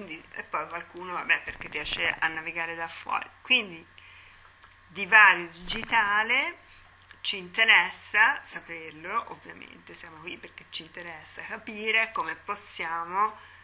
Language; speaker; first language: Italian; native; Italian